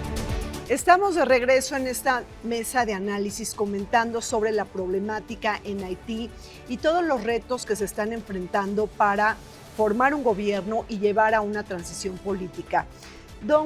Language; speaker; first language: Spanish; native; Spanish